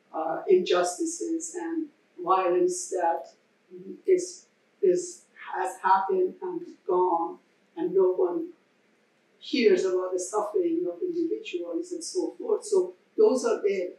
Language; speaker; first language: English; non-native, fluent; Persian